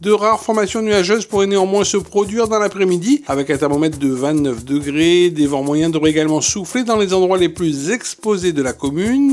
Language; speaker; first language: French; native; French